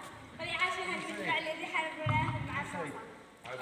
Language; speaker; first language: Arabic; native; Arabic